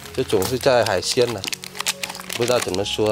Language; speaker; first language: Chinese; non-native, learner; Vietnamese